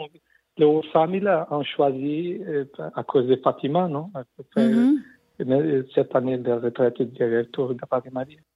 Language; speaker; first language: French; non-native, learner; Portuguese